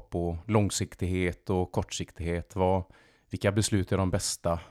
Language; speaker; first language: Swedish; native; Swedish